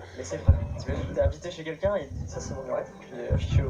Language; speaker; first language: French; native; French